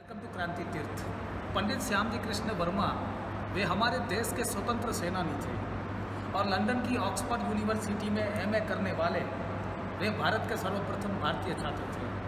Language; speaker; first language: Hindi; non-native, local second language; Gujarati